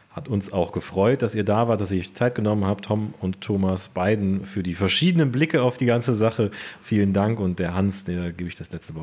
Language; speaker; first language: German; native; German